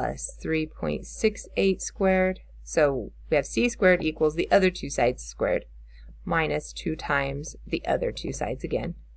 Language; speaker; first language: English; native; English